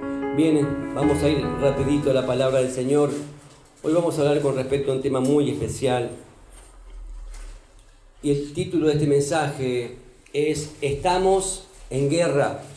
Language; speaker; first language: Spanish; native; Spanish